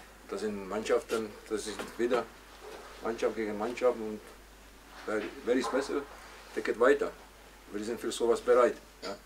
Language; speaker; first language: German; non-native, fluent; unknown